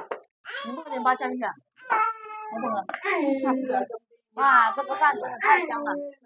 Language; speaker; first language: Chinese; native; Chinese